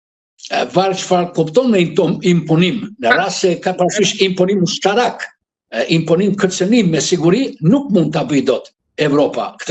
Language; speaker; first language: Albanian; native; Albanian